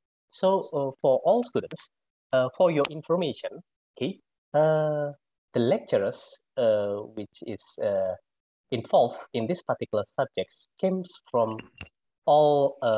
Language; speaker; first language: English; non-native, fluent; Indonesian